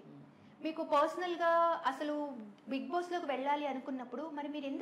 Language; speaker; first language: Telugu; native; Telugu